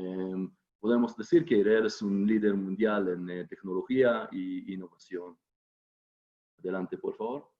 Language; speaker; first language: Spanish; non-native, fluent; Hebrew